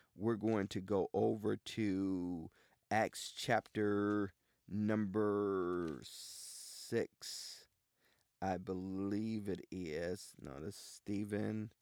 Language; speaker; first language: English; native; English